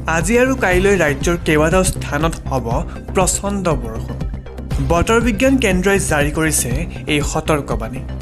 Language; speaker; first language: Assamese; non-native, local second language; Bangla